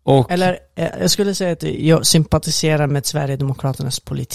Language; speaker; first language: Swedish; non-native, fluent; Arabic